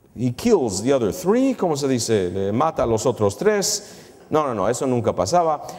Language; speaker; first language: Spanish; early bilingual, heritage; Spanish